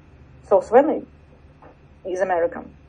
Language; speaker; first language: English; non-native, learner; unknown